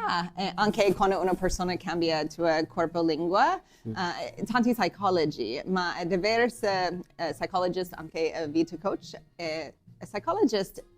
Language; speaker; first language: Italian; non-native, learner; English